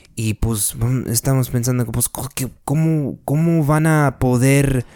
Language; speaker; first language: Spanish; early bilingual, other home language; English